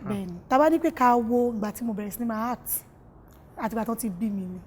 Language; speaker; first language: Yoruba; native; Yoruba